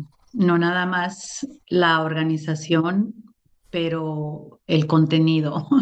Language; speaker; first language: Spanish; early bilingual, other home language; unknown